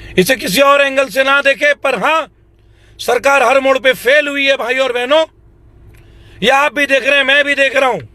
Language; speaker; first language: Hindi; native; Hindi